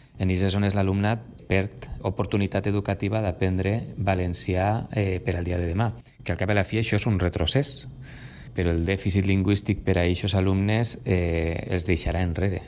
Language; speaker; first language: Catalan; native; Catalan